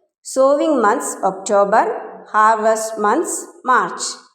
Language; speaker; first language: English; non-native, local second language; Malayalam